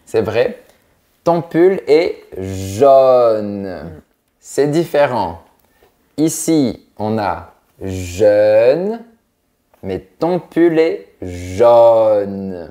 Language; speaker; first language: French; native; French